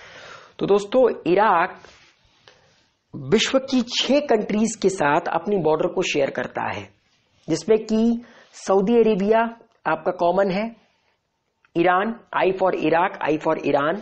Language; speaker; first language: Hindi; native; Hindi